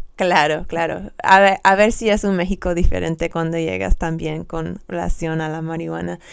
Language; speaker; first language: Spanish; non-native, fluent; English